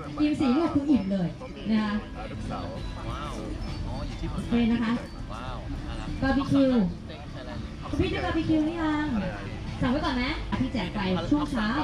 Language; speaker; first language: Thai; native; Thai